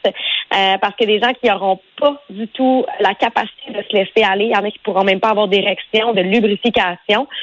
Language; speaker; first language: French; native; French